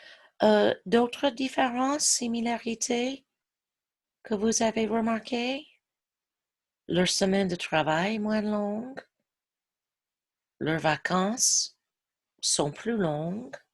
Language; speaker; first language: French; non-native, fluent; English